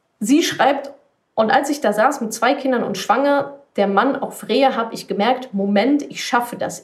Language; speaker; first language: German; native; German